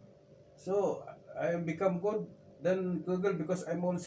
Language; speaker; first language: English; non-native, local second language; Cebuano